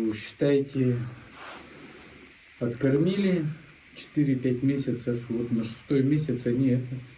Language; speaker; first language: Russian; native; Russian